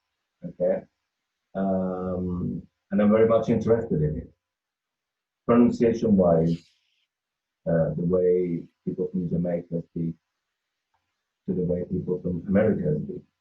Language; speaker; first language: English; non-native, fluent; Spanish